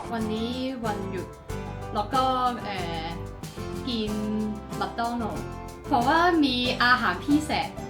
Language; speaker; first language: Thai; non-native, learner; Cantonese